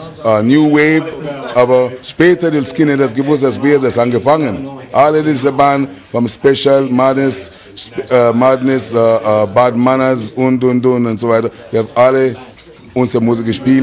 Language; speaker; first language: German; non-native, learner; English